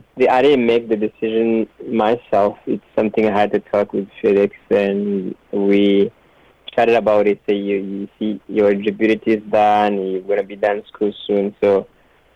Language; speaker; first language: English; non-native, local second language; Kinyarwanda